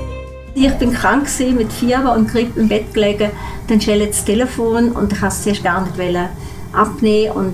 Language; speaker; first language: German; native; German